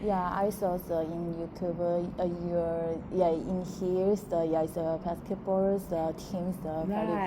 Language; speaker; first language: English; non-native, learner; Korean